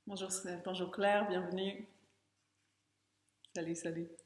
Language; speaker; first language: French; native; French